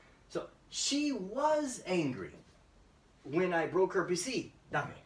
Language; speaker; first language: English; native; English